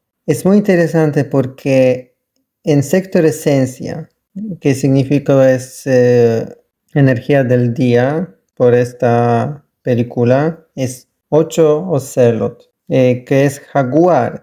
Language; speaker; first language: Spanish; non-native, learner; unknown